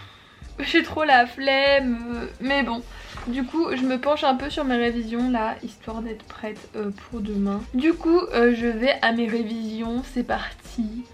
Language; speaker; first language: French; native; French